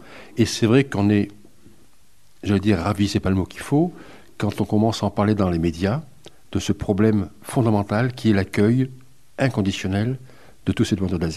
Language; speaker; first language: French; native; French